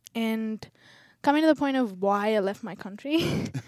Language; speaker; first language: English; non-native, local second language; Telugu